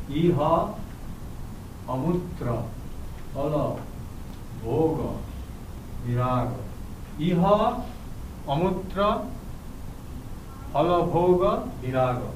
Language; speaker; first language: Japanese; non-native, learner; Bangla